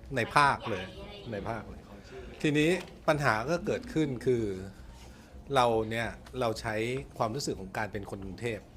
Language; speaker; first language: Thai; native; Thai